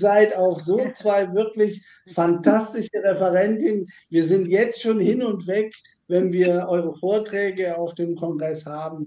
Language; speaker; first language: German; native; German